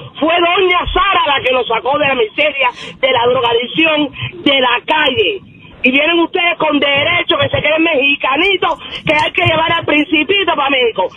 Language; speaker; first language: Spanish; native; Spanish